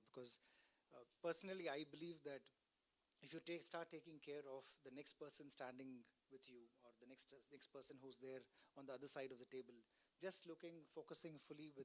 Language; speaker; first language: English; non-native, local second language; Tamil